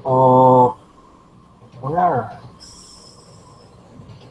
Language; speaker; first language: English; non-native, learner; Portuguese